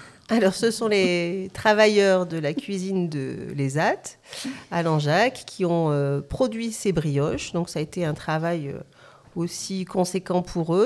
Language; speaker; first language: French; native; French